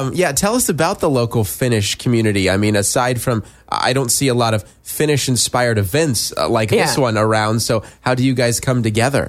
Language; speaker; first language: English; native; English